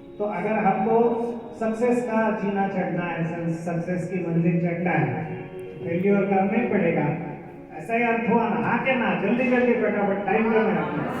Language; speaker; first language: Hindi; non-native, local second language; Marathi